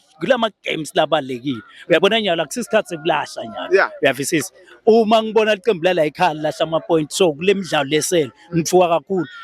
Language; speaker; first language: Zulu; non-native, local second language; Swati